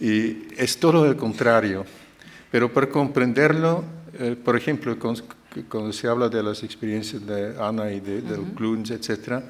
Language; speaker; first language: Spanish; non-native, fluent; Dutch